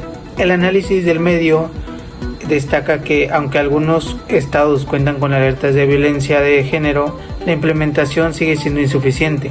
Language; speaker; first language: Spanish; native; Spanish